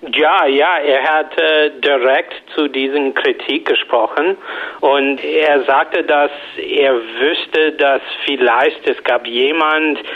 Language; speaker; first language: German; non-native, learner; English